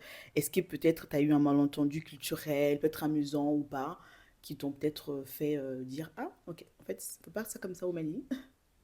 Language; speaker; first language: French; non-native, local second language; Bambara